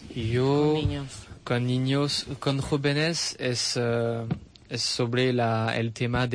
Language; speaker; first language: Spanish; non-native, learner; French